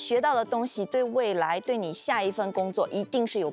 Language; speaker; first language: Chinese; native; Chinese